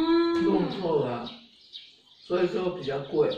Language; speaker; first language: Chinese; non-native, local second language; Hakka Chinese